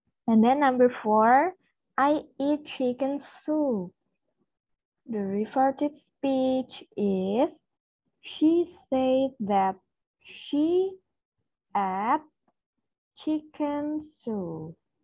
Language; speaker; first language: English; non-native, fluent; Indonesian